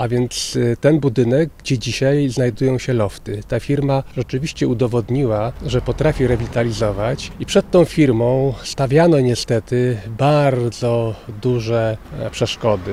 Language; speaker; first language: Polish; native; Polish